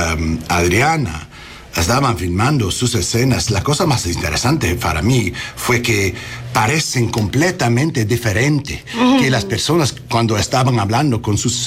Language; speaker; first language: Spanish; early bilingual, heritage; English